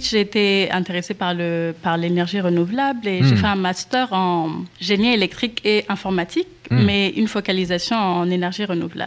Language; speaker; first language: French; non-native, local second language; Kinyarwanda